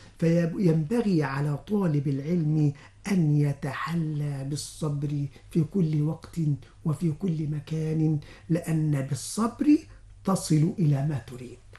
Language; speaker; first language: Arabic; native; Arabic